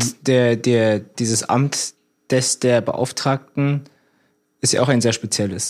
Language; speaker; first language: German; early bilingual, other home language; Turkish